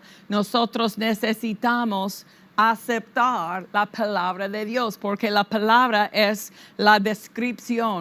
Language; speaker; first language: Spanish; non-native, fluent; English